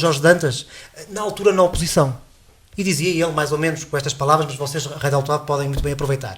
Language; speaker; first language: Portuguese; native; Portuguese